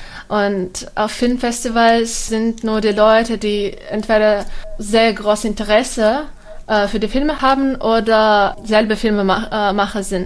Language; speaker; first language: German; non-native, fluent; Russian